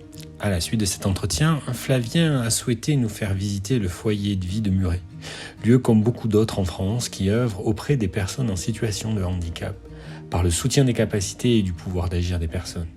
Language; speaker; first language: French; native; French